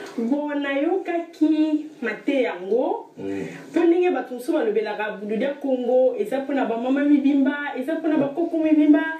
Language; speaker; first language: Lingala; non-native, local second language; Kongo